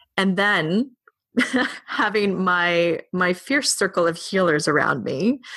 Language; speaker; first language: English; native; English